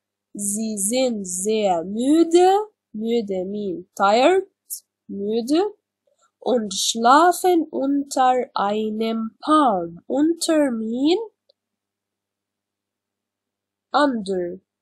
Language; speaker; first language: German; non-native, learner; Arabic